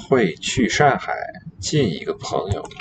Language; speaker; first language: Chinese; non-native, learner; English